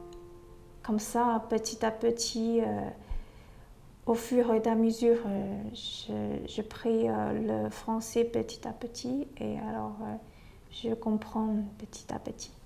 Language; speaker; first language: French; non-native, learner; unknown